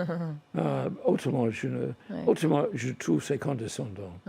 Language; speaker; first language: French; non-native, fluent; English